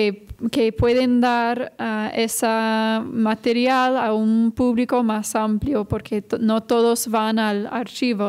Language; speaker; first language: Spanish; non-native, fluent; English